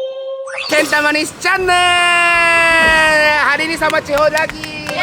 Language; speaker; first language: Indonesian; non-native, fluent; Japanese